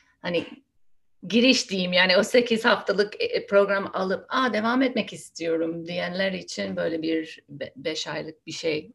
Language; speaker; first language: Turkish; non-native, fluent; English